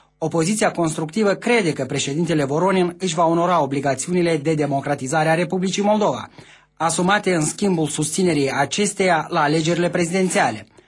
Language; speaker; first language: Romanian; native; Romanian